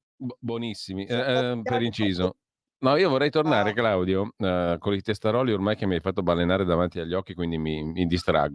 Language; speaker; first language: Italian; native; Italian